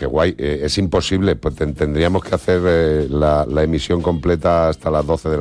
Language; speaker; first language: Spanish; native; Spanish